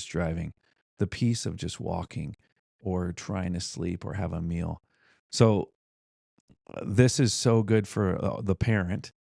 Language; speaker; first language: English; native; English